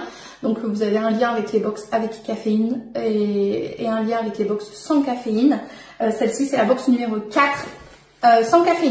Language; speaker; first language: French; native; French